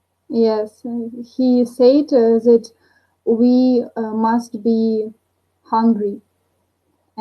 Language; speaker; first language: English; non-native, learner; Russian